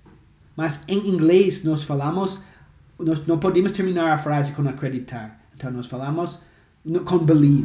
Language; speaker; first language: Portuguese; non-native, fluent; English